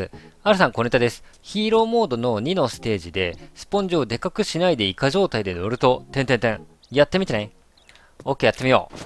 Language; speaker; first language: Japanese; native; Japanese